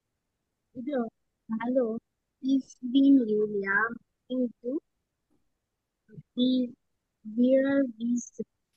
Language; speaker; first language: German; non-native, learner; Bangla